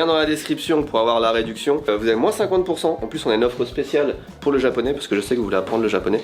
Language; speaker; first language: French; native; French